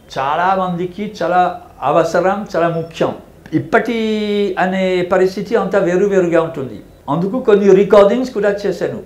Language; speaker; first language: Telugu; non-native, fluent; French